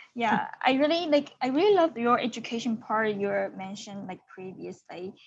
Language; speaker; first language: English; non-native, fluent; Chinese